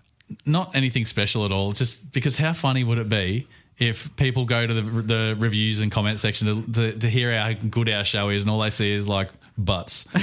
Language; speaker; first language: English; native; English